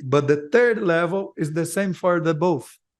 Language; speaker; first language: English; non-native, learner; Portuguese